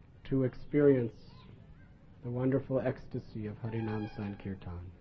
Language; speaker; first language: English; native; English